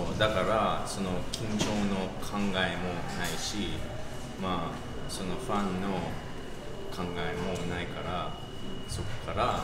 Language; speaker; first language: Japanese; non-native, learner; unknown